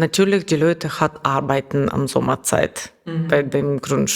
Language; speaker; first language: German; non-native, learner; Russian